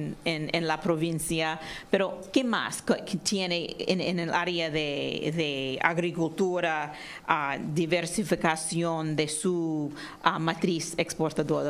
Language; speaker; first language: Spanish; non-native, fluent; English